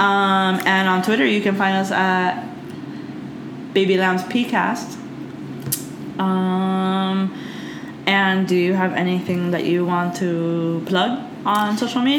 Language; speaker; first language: English; early bilingual, other home language; Spanish